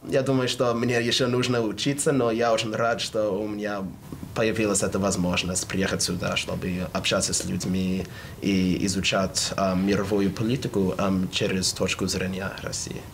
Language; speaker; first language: Russian; non-native, fluent; English